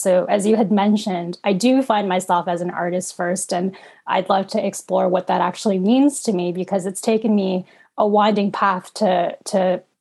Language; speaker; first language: English; native; English